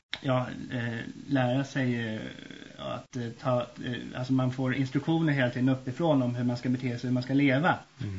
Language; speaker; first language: Swedish; native; Swedish